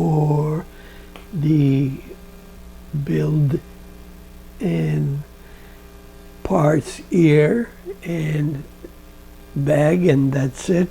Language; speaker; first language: English; non-native, learner; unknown